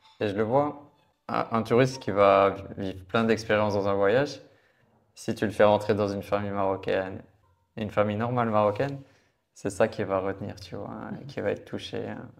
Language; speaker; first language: French; native; French